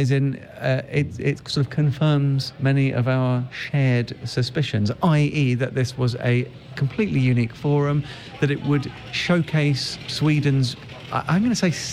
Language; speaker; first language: English; native; English